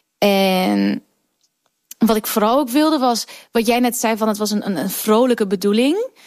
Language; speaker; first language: Dutch; early bilingual, other home language; Kurdish